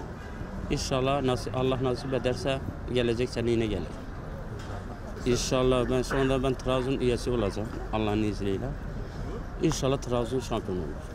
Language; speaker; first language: Turkish; non-native, local second language; Kurdish